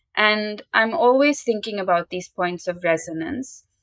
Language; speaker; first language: English; native; English